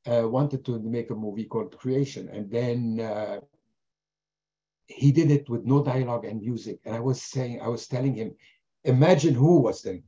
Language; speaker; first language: English; non-native, fluent; German